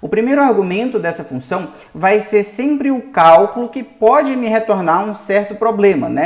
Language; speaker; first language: Portuguese; native; Portuguese